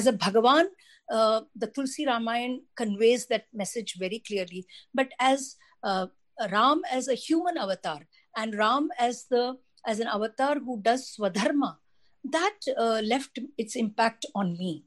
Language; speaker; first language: English; non-native, local second language; Tamil